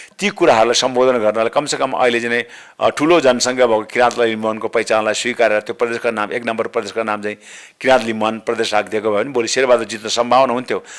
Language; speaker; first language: Nepali; non-native, local second language; Sherpa